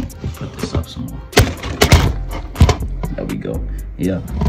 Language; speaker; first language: English; native; English